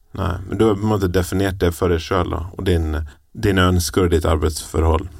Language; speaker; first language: Norwegian; native; Norwegian